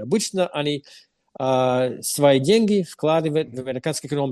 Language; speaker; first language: Russian; non-native, fluent; English